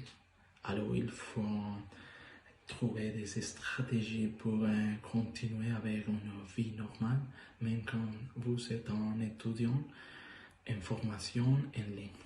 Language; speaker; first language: French; non-native, learner; Spanish